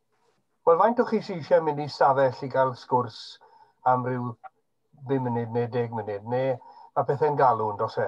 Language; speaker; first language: Welsh; native; Welsh